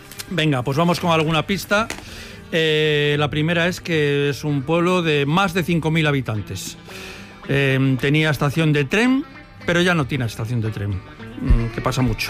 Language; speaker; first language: Spanish; native; Spanish